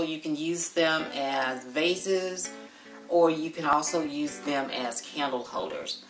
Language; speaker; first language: English; native; English